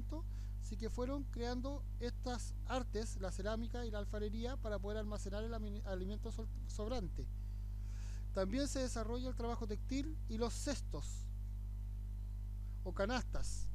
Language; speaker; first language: Spanish; native; Spanish